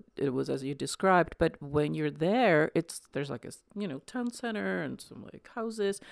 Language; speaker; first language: English; non-native, fluent; Czech